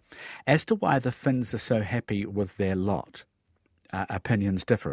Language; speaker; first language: English; native; English